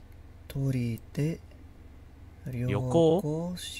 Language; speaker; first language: Japanese; non-native, learner; English